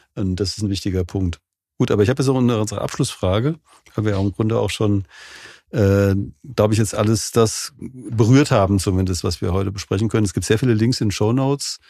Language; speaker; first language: German; native; German